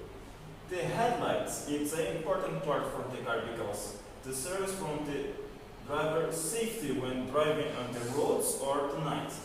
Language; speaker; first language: English; non-native, learner; Portuguese